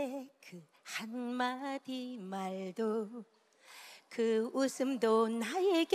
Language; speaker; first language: Korean; native; Korean